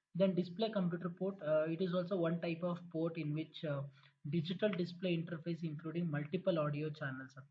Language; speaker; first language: English; non-native, local second language; Kannada